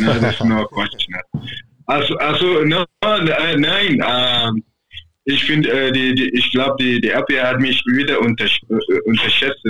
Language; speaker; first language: German; non-native, fluent; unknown